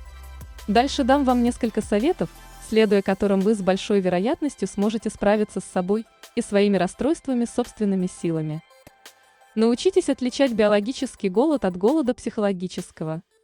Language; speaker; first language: Russian; native; Russian